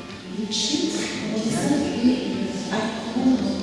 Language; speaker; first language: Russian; non-native, learner; French